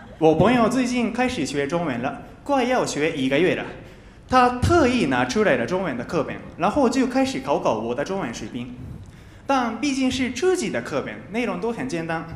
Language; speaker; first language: Chinese; non-native, fluent; Japanese